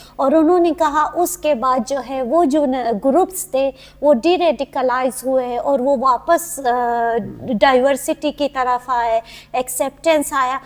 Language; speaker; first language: Urdu; non-native, local second language; Hazaragi